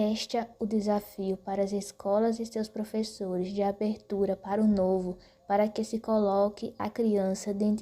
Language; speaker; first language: Portuguese; native; Portuguese